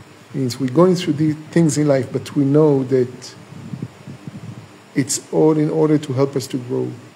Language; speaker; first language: English; non-native, fluent; Hebrew